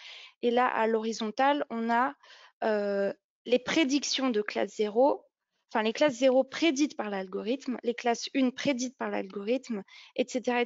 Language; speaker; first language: French; native; French